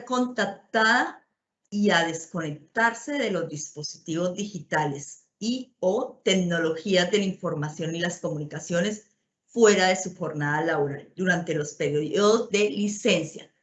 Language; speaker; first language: Spanish; native; Spanish